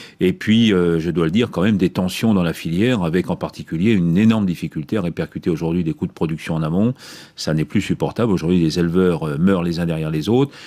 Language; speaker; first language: French; native; French